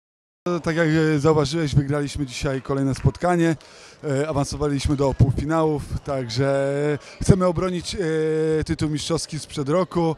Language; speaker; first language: Polish; native; Polish